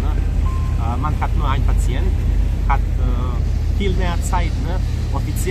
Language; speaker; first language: German; non-native, fluent; Serbian